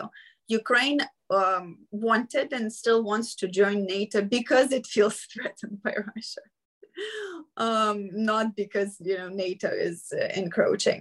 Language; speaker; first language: English; non-native, fluent; Ukrainian